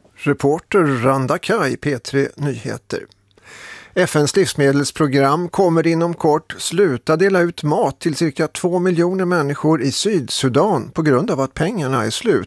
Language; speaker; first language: Swedish; native; Swedish